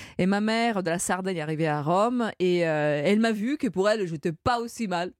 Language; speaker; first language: French; non-native, fluent; Italian